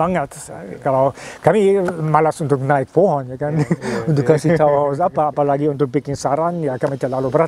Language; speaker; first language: Indonesian; non-native, fluent; German